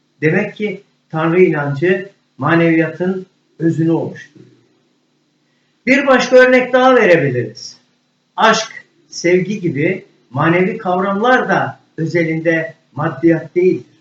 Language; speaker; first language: Turkish; native; Turkish